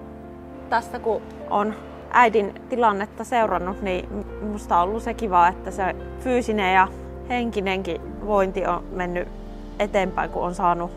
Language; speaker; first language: Finnish; native; Finnish